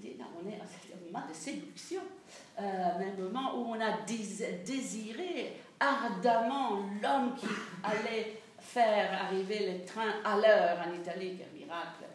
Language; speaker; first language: French; non-native, fluent; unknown